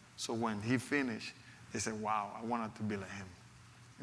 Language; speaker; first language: English; non-native, fluent; Spanish